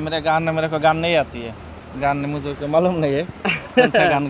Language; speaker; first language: Hindi; non-native, learner; Bangla